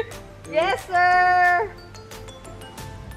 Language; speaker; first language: English; non-native, learner; Filipino